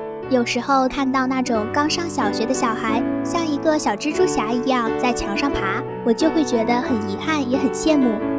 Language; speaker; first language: Chinese; native; Chinese